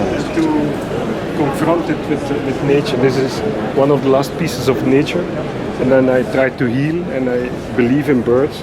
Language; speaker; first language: English; non-native, learner; French